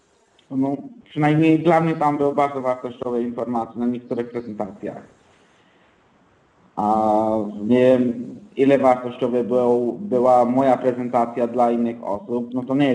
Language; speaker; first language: Polish; non-native, fluent; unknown